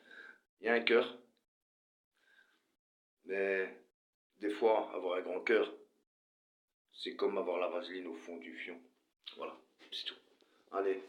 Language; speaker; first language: French; early bilingual, other home language; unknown